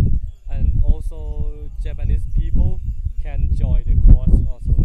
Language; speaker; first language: English; non-native, learner; Thai